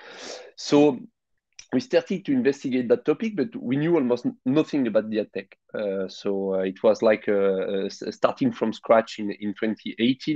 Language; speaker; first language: English; non-native, fluent; French